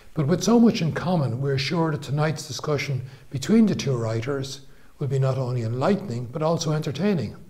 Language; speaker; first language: English; native; English